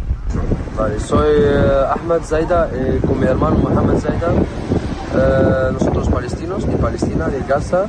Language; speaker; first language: Spanish; non-native, learner; Arabic